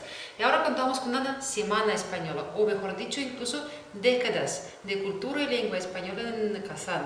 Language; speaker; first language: Spanish; non-native, fluent; Russian